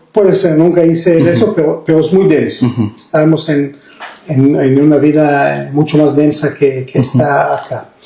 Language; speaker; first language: Spanish; non-native, fluent; Hebrew